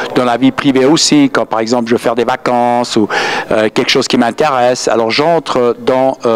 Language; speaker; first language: French; native; French